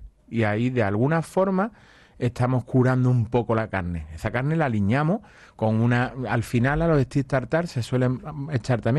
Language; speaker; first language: Spanish; native; Spanish